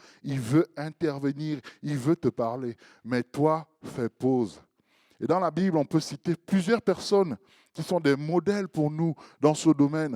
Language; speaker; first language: French; native; French